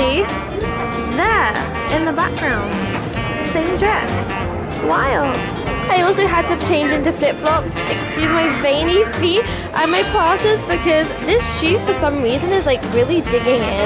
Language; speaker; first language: English; native; English